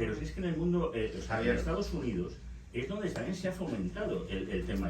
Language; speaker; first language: Spanish; native; Spanish